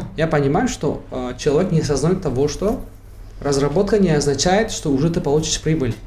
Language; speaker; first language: Russian; non-native, local second language; Tajik